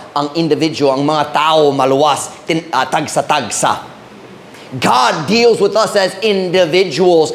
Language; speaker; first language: Cebuano; non-native, fluent; English